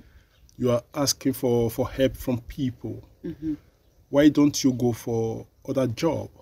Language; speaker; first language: English; non-native, learner; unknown